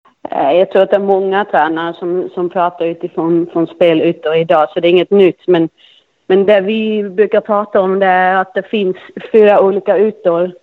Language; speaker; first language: Swedish; non-native, fluent; Dutch